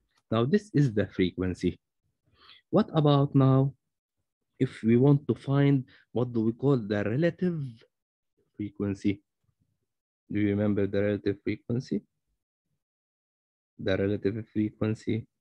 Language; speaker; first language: English; non-native, fluent; Arabic